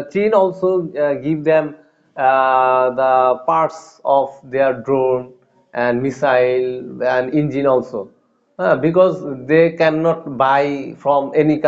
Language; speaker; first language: English; non-native, learner; Bangla